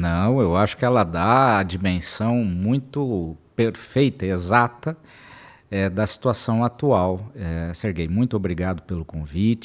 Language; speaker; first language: Portuguese; native; Portuguese